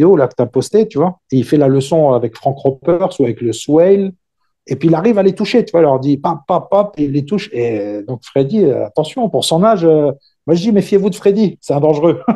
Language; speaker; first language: French; native; French